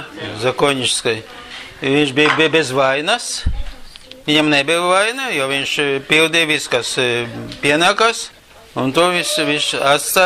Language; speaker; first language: Latvian; non-native, local second language; Russian